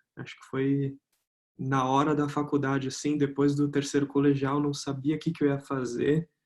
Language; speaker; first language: Portuguese; native; Portuguese